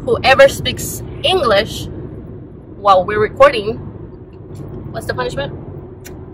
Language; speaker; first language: English; early bilingual, other home language; Spanish